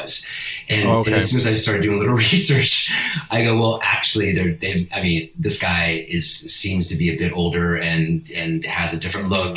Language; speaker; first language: English; non-native, fluent; Italian